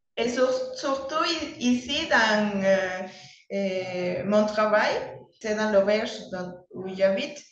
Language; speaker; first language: French; non-native, learner; Spanish